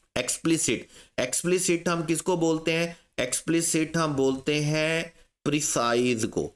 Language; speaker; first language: Urdu; non-native, local second language; Punjabi